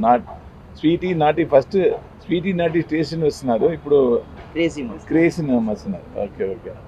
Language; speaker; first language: Telugu; non-native, learner; Tamil